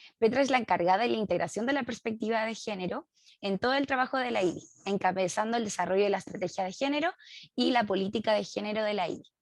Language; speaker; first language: Spanish; native; Spanish